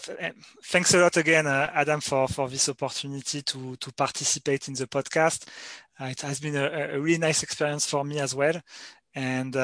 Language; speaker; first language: English; non-native, fluent; French